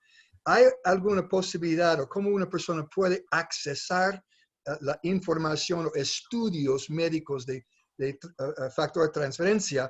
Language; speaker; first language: Spanish; non-native, fluent; English